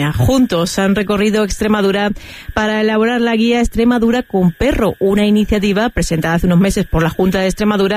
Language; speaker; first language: Spanish; native; Spanish